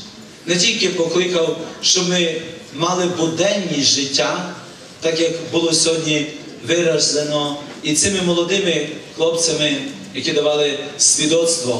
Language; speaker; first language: Ukrainian; native; Ukrainian